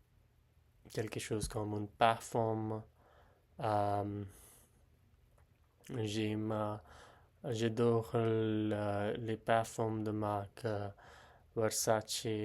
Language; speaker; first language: French; non-native, learner; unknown